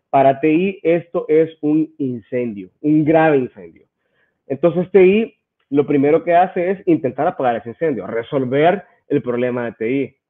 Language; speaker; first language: Spanish; native; Spanish